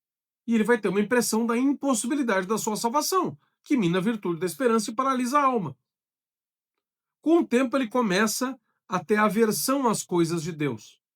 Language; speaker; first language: Portuguese; native; Portuguese